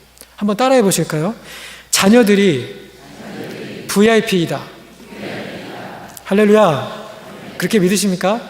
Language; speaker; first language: Korean; native; Korean